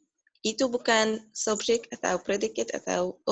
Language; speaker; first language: Indonesian; non-native, learner; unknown